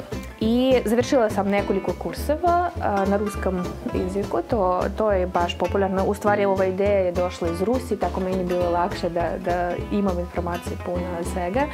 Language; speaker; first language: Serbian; non-native, fluent; Russian